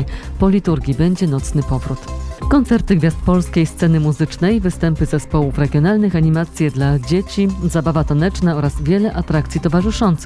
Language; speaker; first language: Polish; native; Polish